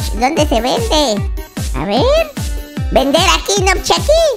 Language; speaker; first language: Spanish; native; Spanish